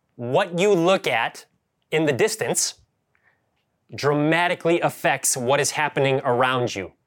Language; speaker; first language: English; native; English